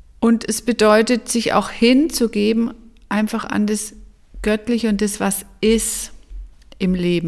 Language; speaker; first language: German; native; German